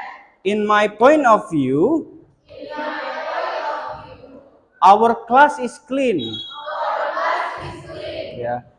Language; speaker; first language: English; non-native, fluent; Indonesian